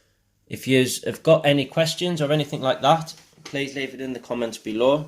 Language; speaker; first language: English; native; English